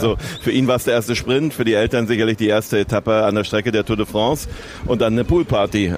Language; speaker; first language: German; native; German